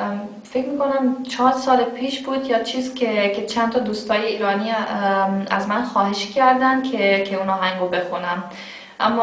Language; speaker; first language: Persian; non-native, fluent; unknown